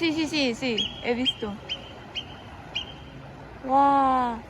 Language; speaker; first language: Spanish; non-native, learner; Korean